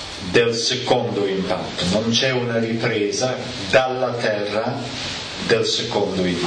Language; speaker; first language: Italian; native; Italian